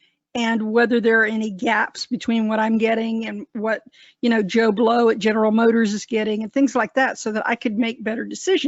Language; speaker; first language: English; native; English